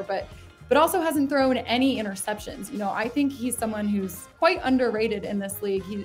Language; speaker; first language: English; native; English